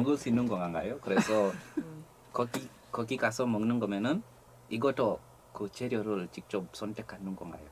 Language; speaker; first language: Korean; non-native, fluent; English